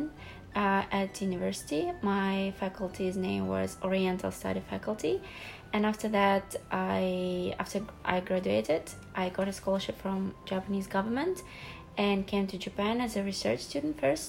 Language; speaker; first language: English; non-native, fluent; Russian